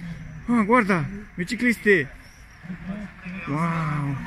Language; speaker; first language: Italian; non-native, learner; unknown